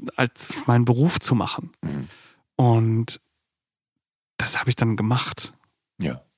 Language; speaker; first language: German; native; German